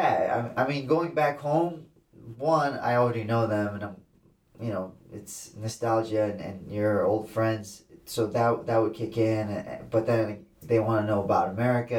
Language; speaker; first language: English; early bilingual, other home language; Assyrian Neo-Aramaic